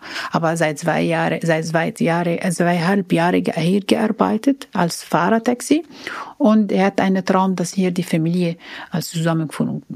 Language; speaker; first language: German; non-native, learner; Arabic